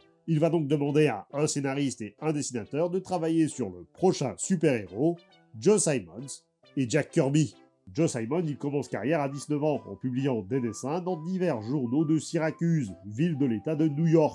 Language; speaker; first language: French; native; French